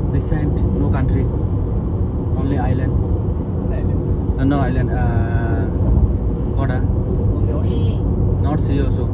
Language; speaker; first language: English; non-native, learner; Bangla